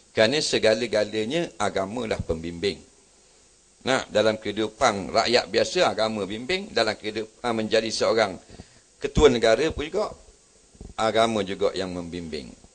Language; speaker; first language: Malay; native; Malay